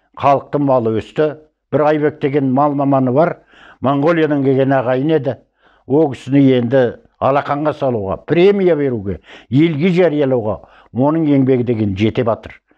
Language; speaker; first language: Kazakh; native; Kazakh